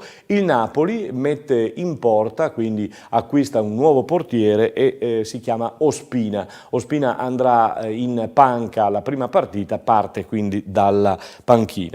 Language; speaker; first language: Italian; native; Italian